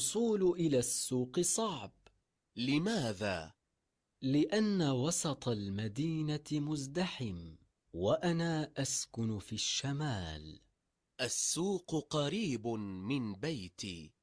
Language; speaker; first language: Arabic; non-native, learner; Urdu